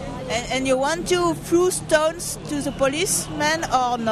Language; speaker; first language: English; non-native, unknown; French